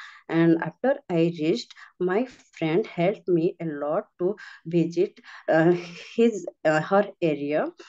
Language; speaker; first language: English; non-native, learner; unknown